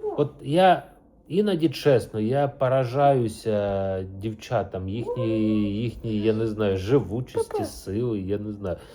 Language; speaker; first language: Ukrainian; native; Ukrainian